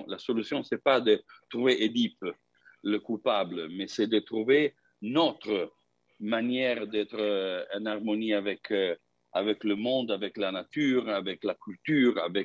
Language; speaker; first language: French; non-native, fluent; Italian